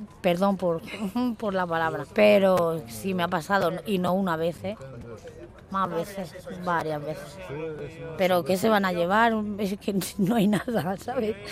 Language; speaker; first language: Spanish; native; Spanish